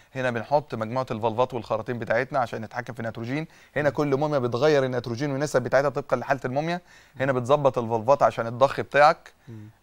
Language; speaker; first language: Arabic; native; Arabic